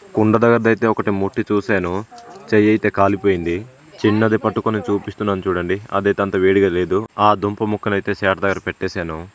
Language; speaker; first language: Telugu; non-native, local second language; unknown